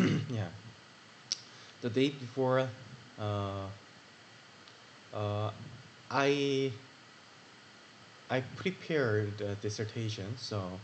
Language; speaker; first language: English; non-native, learner; Korean